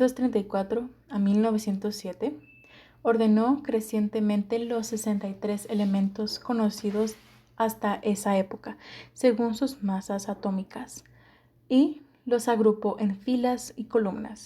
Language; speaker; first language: Spanish; native; Spanish